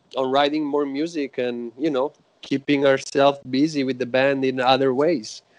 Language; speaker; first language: English; non-native, fluent; Italian